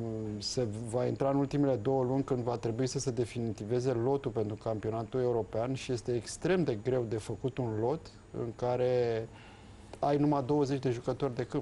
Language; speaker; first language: Romanian; native; Romanian